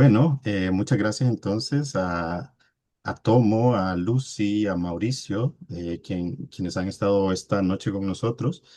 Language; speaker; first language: Spanish; native; Spanish